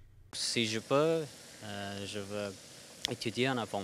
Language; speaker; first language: French; non-native, learner; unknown